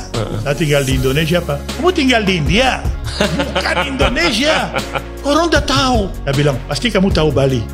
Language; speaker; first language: Indonesian; non-native, fluent; French